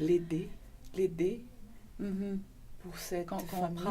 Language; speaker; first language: French; non-native, learner; Portuguese